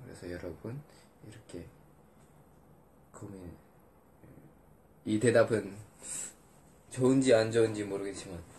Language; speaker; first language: Korean; non-native, fluent; Indonesian